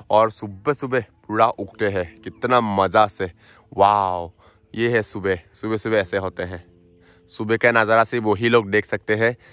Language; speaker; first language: Hindi; non-native, local second language; Assamese